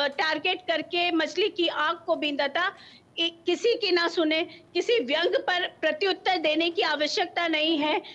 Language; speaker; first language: Hindi; native; Hindi